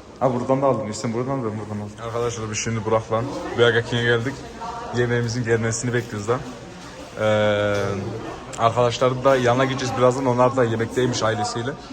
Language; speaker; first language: Turkish; early bilingual, heritage; Turkish